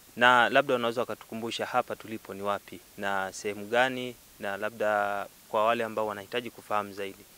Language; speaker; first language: Swahili; native; Swahili